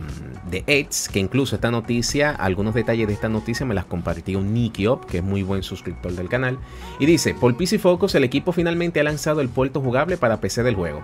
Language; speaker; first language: Spanish; native; Spanish